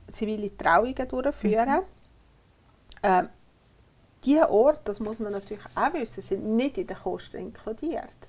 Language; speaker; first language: German; native; German